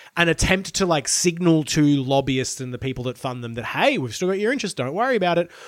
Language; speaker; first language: English; native; English